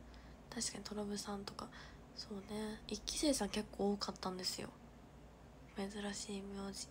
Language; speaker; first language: Japanese; native; Japanese